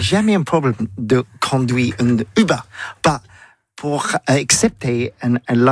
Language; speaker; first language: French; non-native, learner; English